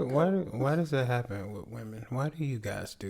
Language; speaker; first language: English; native; English